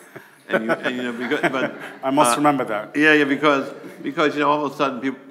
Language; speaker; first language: English; native; English